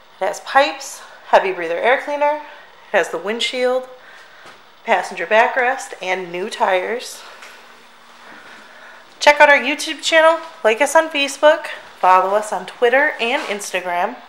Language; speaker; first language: English; native; English